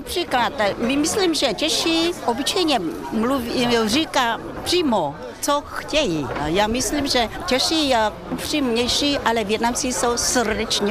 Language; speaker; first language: Czech; non-native, fluent; Vietnamese